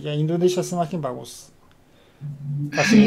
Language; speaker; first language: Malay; non-native, fluent; Korean